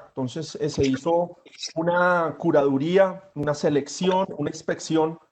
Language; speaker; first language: Spanish; native; Spanish